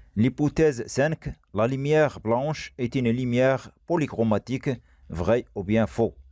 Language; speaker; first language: French; non-native, local second language; Arabic